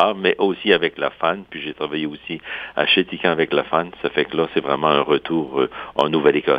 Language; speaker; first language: French; native; French